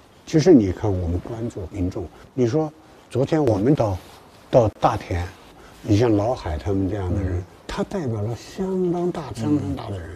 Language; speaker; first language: Chinese; native; Chinese